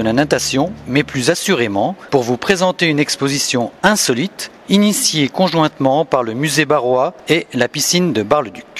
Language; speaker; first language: French; native; French